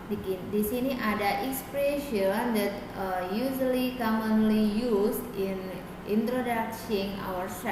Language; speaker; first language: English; non-native, fluent; Indonesian